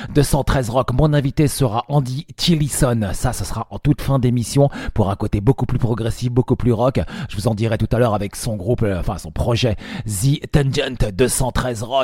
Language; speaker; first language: French; native; French